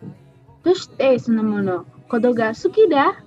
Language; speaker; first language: Japanese; non-native, learner; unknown